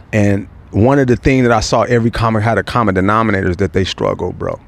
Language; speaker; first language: English; native; English